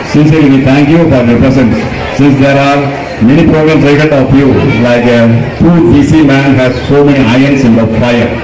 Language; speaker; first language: English; non-native, local second language; Telugu